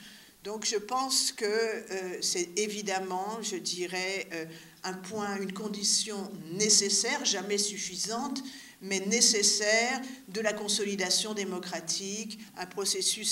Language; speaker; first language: French; native; French